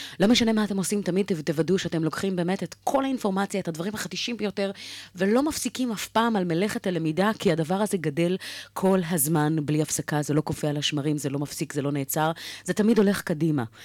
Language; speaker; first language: Hebrew; native; Hebrew